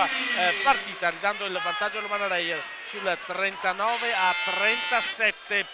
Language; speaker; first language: Italian; native; Italian